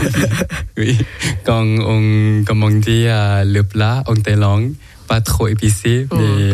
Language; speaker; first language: French; non-native, learner; Thai